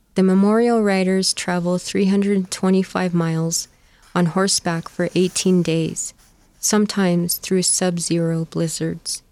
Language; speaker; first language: English; native; English